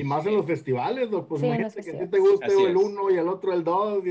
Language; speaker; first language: Spanish; native; Spanish